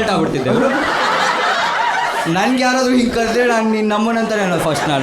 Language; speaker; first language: Kannada; native; Kannada